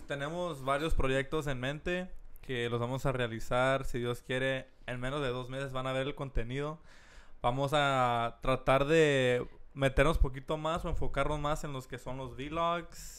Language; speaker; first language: Spanish; early bilingual, heritage; Spanish